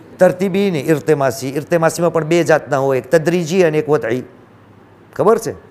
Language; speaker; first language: Gujarati; early bilingual, heritage; Gujarati